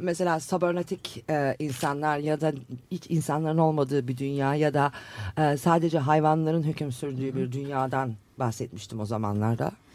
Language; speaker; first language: Turkish; native; Turkish